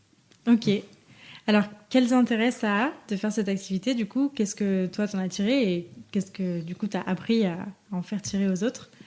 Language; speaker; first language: French; native; French